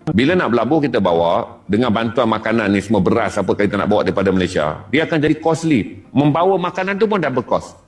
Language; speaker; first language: Malay; native; Malay